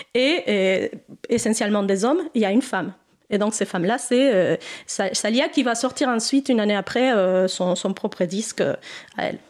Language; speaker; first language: French; non-native, fluent; Spanish